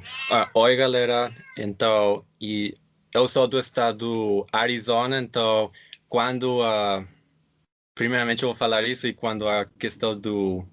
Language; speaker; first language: Portuguese; non-native, fluent; English